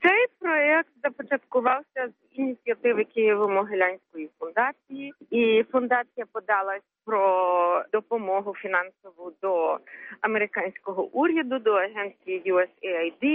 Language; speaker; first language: Ukrainian; early bilingual, heritage; Ukrainian